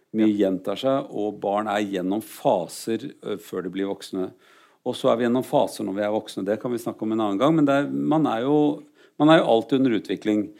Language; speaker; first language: Norwegian; native; Norwegian